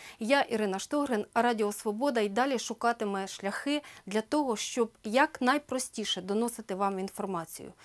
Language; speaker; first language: Ukrainian; native; Ukrainian